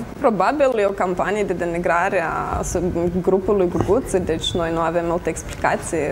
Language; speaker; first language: Romanian; native; Romanian